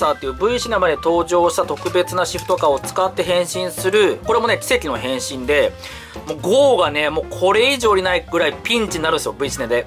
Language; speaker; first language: Japanese; native; Japanese